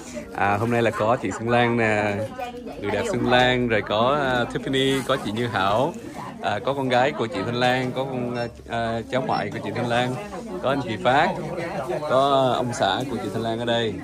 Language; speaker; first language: Vietnamese; early bilingual, heritage; Vietnamese